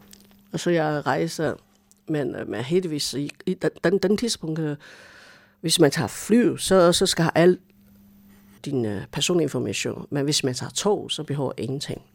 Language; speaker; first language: Danish; non-native, fluent; Chinese